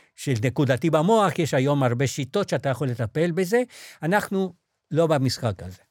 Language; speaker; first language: Hebrew; non-native, fluent; Spanish